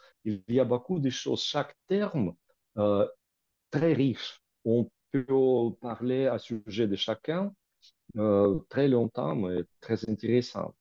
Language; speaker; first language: French; non-native, fluent; Russian